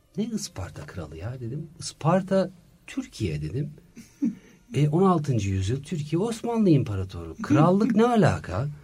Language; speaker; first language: Turkish; early bilingual, heritage; Turkish